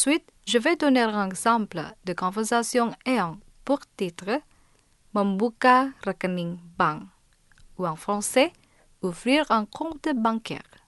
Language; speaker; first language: French; non-native, fluent; Indonesian